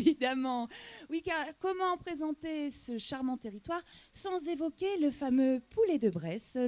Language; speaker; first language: French; native; French